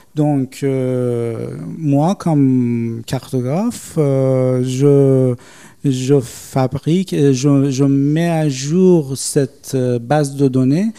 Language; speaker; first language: French; non-native, fluent; Persian